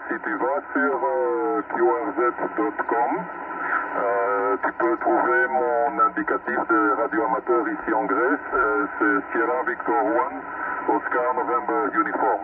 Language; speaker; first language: French; non-native, fluent; Greek